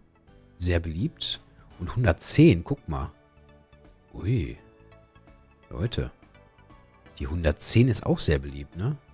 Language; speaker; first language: German; native; German